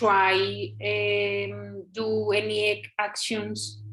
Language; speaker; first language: English; non-native, learner; Spanish